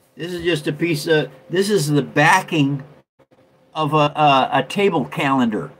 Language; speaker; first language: English; native; English